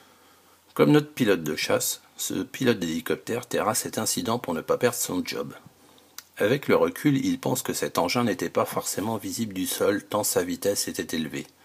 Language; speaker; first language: French; native; French